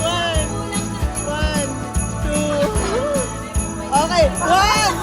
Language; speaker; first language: English; non-native, local second language; Filipino